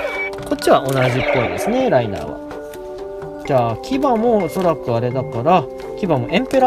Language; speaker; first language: Japanese; native; Japanese